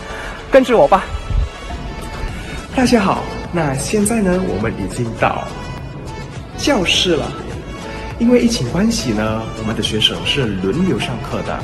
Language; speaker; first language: Chinese; non-native, fluent; Indonesian